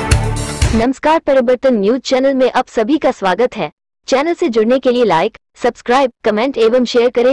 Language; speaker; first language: Hindi; native; Hindi